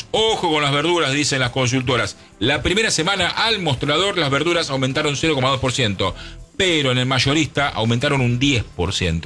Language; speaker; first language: Spanish; native; Spanish